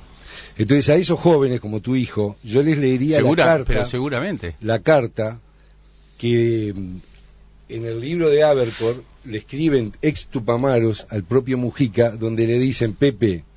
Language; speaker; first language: Spanish; native; Spanish